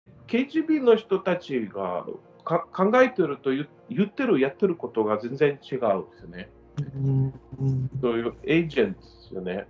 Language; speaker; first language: Japanese; non-native, learner; Ukrainian